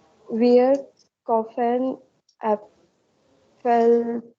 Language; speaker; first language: German; non-native, learner; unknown